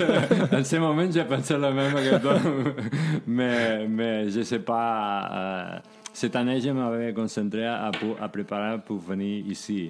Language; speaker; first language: French; non-native, learner; Spanish